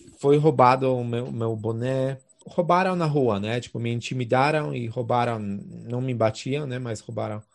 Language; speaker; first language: Portuguese; non-native, fluent; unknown